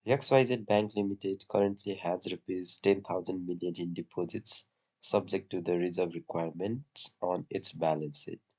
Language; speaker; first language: English; non-native, local second language; Nepali